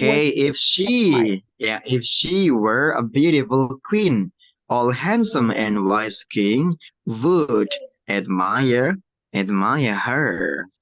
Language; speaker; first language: English; non-native, fluent; Indonesian